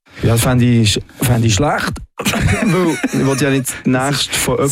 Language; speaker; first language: German; native; German